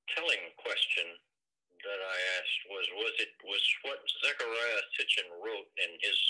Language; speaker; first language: English; native; English